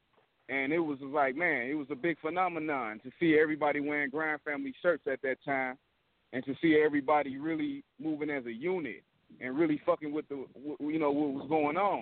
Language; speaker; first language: English; native; English